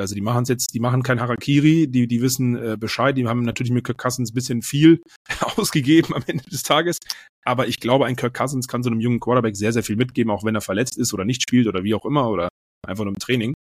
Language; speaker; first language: German; native; German